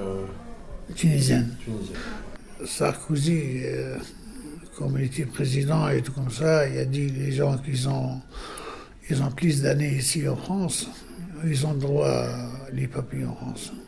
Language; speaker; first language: French; non-native, learner; Arabic